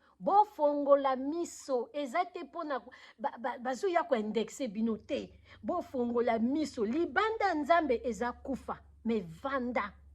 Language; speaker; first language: Lingala; non-native, local second language; Kongo